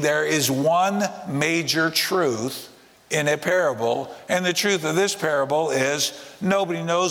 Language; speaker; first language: English; native; English